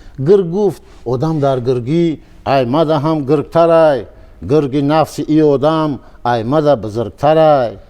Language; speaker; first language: Tajik; native; Tajik